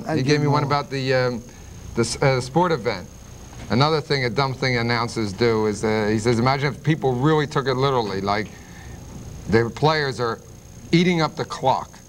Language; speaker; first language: English; native; English